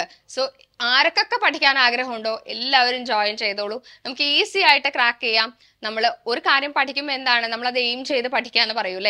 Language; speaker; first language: Malayalam; native; Malayalam